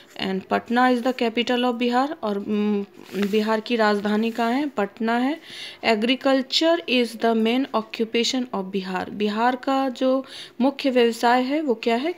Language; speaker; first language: Hindi; native; Hindi